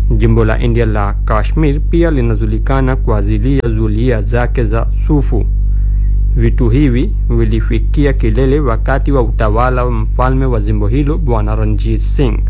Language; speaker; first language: Swahili; non-native, fluent; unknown